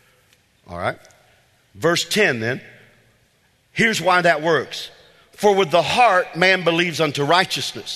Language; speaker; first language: English; native; English